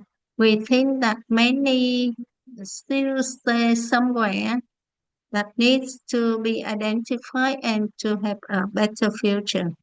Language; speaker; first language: English; non-native, learner; Vietnamese